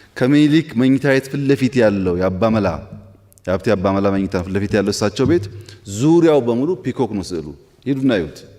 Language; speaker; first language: Amharic; non-native, local second language; Oromo